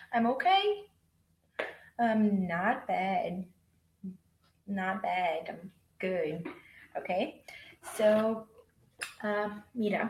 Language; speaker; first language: English; non-native, fluent; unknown